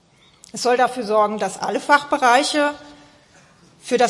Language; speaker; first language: German; native; German